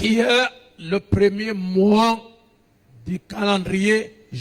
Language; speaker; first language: French; non-native, local second language; Lingala